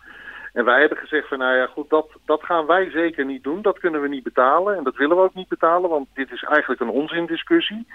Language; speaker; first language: Dutch; native; Dutch